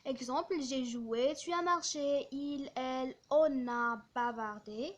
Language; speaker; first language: French; non-native, local second language; Arabic